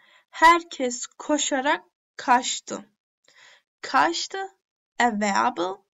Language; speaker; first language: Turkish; early bilingual, heritage; Turkish